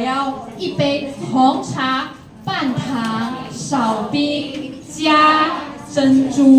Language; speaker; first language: Chinese; non-native, fluent; Filipino